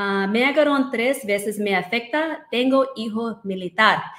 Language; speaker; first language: Spanish; non-native, learner; English